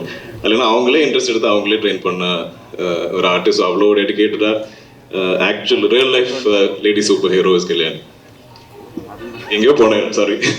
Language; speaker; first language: Tamil; non-native, local second language; Malayalam